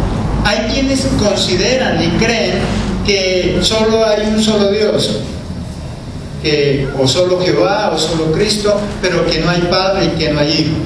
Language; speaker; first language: Spanish; native; Spanish